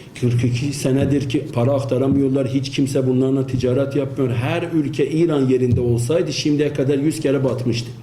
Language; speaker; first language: Turkish; non-native, fluent; Azerbaijani